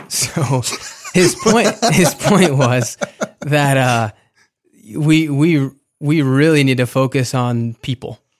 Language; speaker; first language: English; early bilingual, other home language; Spanish